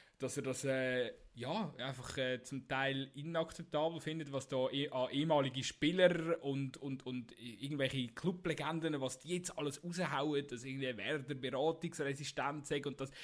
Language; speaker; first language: German; native; German